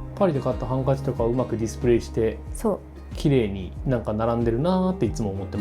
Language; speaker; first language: Japanese; native; Japanese